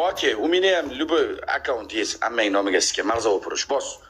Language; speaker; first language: Russian; non-native, learner; Uzbek